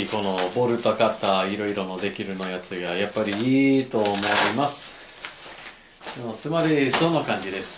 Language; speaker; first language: Japanese; non-native, learner; English